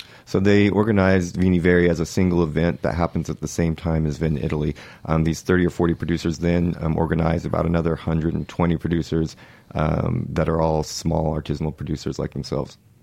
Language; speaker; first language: English; native; English